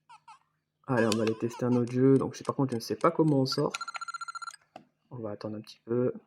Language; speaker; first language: French; native; French